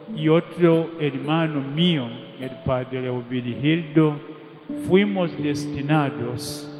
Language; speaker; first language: Spanish; non-native, fluent; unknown